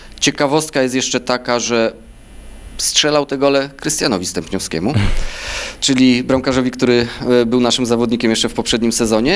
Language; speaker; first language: Polish; native; Polish